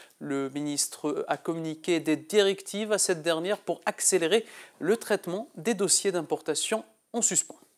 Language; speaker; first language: French; non-native, local second language; Arabic